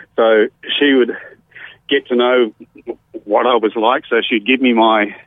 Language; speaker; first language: English; native; English